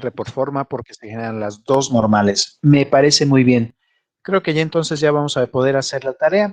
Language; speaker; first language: Spanish; native; Spanish